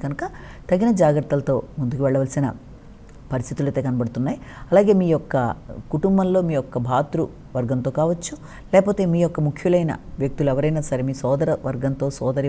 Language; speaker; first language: Telugu; native; Telugu